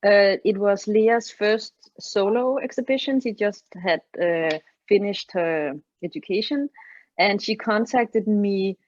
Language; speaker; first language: English; non-native, fluent; Danish